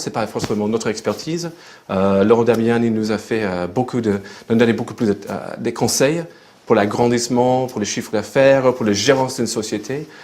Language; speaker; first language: French; non-native, local second language; English